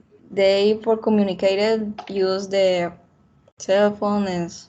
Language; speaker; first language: English; non-native, learner; Spanish